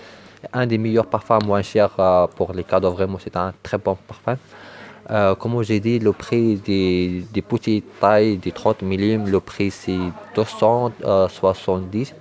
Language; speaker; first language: French; non-native, learner; Arabic